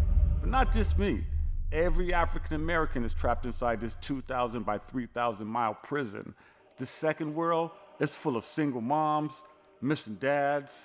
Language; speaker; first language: English; native; English